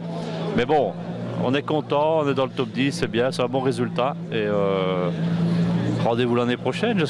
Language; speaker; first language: French; native; French